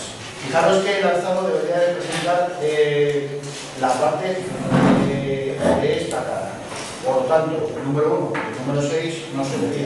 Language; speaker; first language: Spanish; native; Spanish